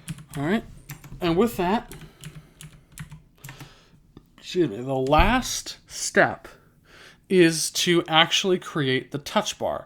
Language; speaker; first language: English; native; English